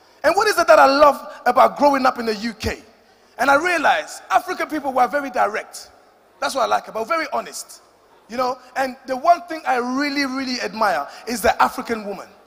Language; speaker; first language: English; early bilingual, other home language; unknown